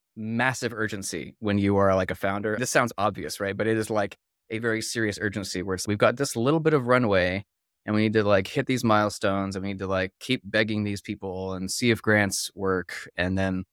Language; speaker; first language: English; native; English